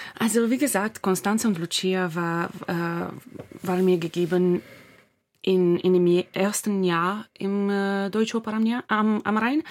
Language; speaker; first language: German; non-native, fluent; English